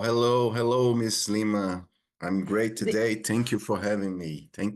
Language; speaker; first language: English; non-native, fluent; Portuguese